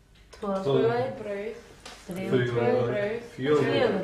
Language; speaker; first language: Icelandic; non-native, learner; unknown